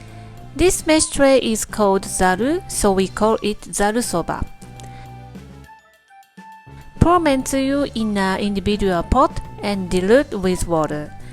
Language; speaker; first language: English; non-native, fluent; Japanese